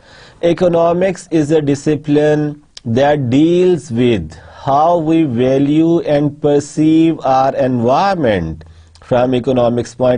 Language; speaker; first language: English; non-native, local second language; Urdu